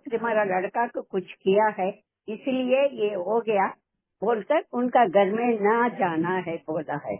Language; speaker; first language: Hindi; non-native, local second language; Tamil